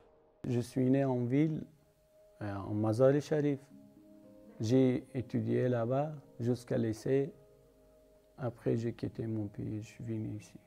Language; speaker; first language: French; non-native, learner; Persian